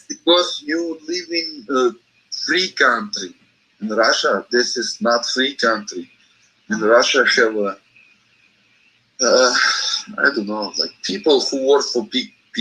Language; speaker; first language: English; non-native, learner; Russian